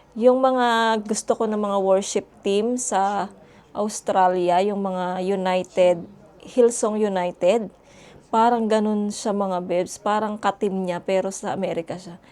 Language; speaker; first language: Filipino; native; Filipino